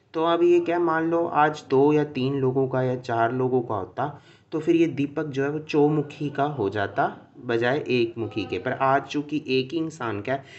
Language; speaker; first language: Hindi; non-native, local second language; Sindhi